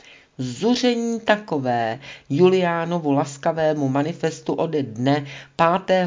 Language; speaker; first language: Czech; native; Czech